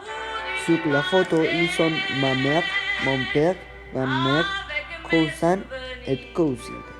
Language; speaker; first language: French; non-native, learner; Spanish